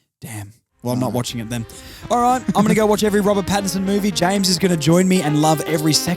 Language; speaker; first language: English; native; English